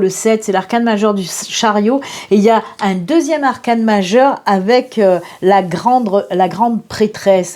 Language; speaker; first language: French; native; French